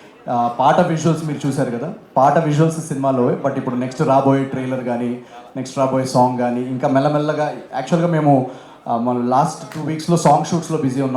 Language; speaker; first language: Telugu; native; Telugu